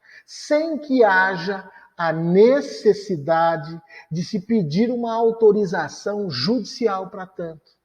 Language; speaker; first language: Portuguese; native; Portuguese